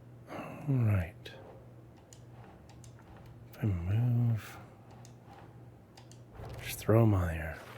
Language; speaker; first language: English; native; English